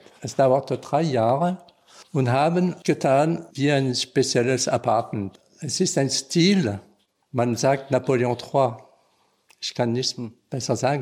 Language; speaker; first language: German; non-native, learner; French